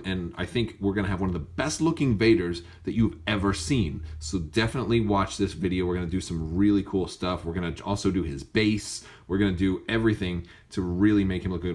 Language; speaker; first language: English; native; English